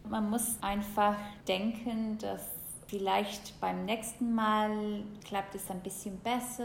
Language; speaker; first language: German; non-native, fluent; English